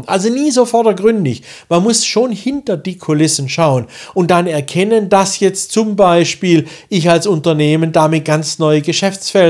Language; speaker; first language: German; native; German